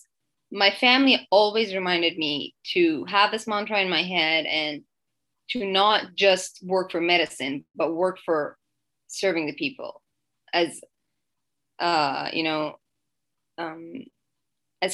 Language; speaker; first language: English; non-native, fluent; Persian